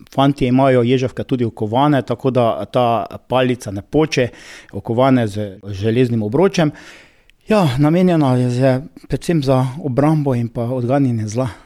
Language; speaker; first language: Slovenian; native; Slovenian